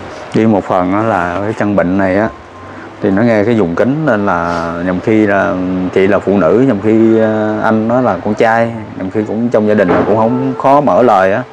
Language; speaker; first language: Vietnamese; native; Vietnamese